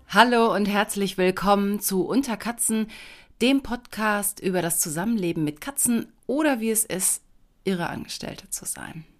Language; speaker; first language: German; native; German